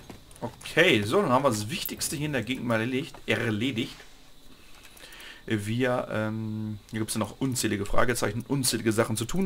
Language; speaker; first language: German; native; German